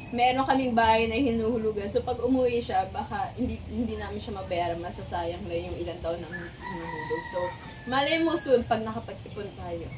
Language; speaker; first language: Filipino; native; Filipino